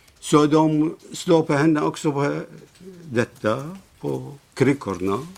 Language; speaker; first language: Swedish; non-native, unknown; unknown